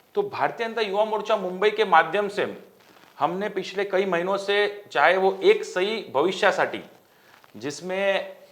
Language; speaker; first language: Hindi; non-native, local second language; Marathi